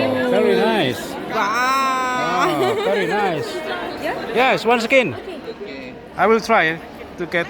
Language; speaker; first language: English; non-native, learner; Indonesian